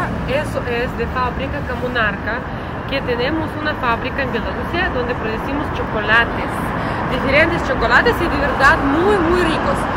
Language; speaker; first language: Spanish; non-native, learner; Russian